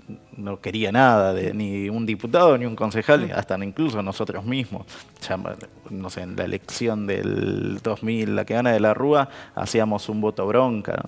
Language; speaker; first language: Spanish; native; Spanish